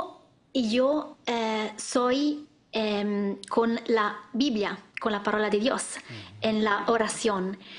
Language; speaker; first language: Spanish; non-native, learner; Italian